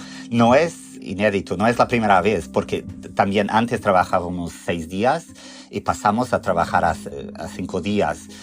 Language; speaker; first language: Spanish; non-native, fluent; Portuguese